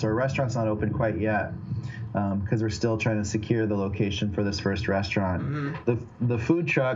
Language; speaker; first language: English; native; English